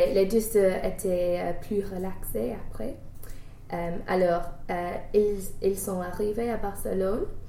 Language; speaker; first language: French; non-native, learner; English